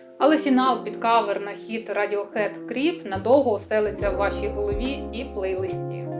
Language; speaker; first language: Ukrainian; native; Ukrainian